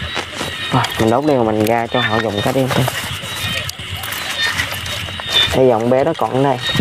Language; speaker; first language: Vietnamese; native; Vietnamese